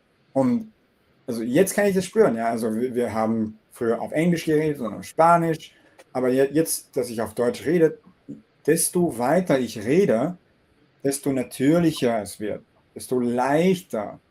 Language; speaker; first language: German; non-native, fluent; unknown